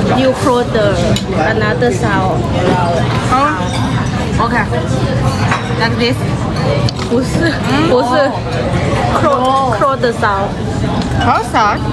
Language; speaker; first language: English; non-native, learner; Thai